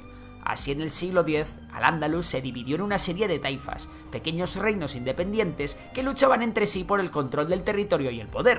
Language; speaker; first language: Spanish; native; Spanish